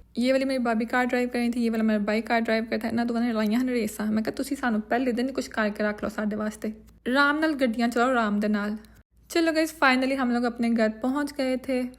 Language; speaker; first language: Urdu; non-native, local second language; Punjabi